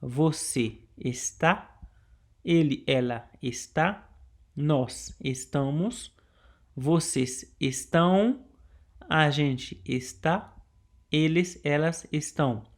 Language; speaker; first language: Portuguese; non-native, local second language; Haitian Creole